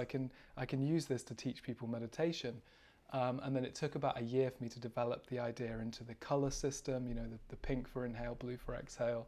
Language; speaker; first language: English; native; English